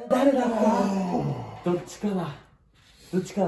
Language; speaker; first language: Japanese; native; Japanese